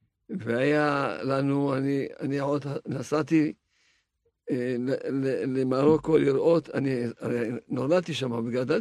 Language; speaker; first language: Hebrew; non-native, fluent; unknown